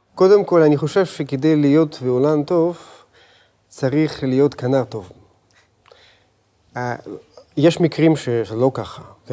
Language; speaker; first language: Hebrew; non-native, fluent; Russian